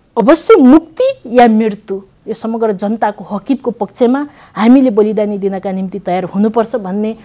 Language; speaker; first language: Nepali; native; Nepali